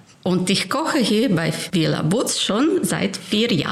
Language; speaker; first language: German; non-native, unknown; Ukrainian